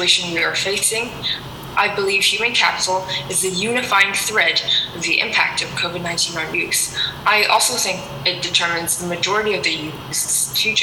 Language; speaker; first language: English; non-native, local second language; Cantonese